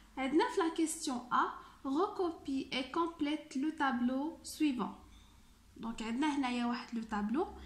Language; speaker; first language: French; non-native, local second language; Arabic